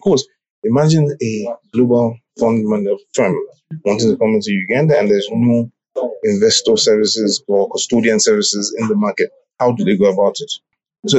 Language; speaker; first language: English; non-native, local second language; Yoruba